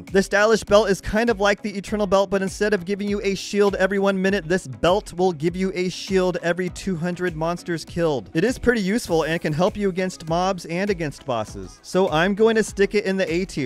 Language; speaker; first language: English; native; English